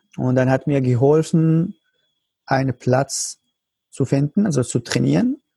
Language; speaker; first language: German; non-native, learner; Arabic